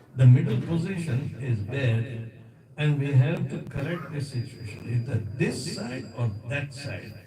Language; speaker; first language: English; non-native, local second language; Hindi